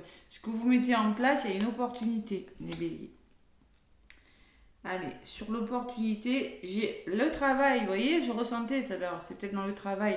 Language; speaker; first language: French; native; French